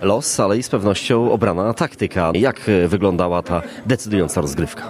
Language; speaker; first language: Polish; native; Polish